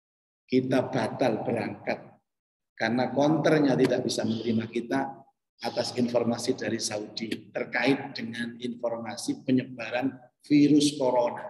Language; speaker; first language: Indonesian; native; Indonesian